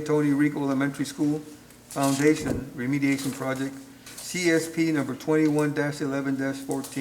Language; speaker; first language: English; native; English